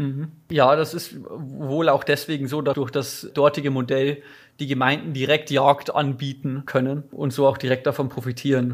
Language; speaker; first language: German; native; German